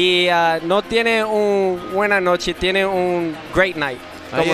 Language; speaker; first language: Spanish; early bilingual, heritage; English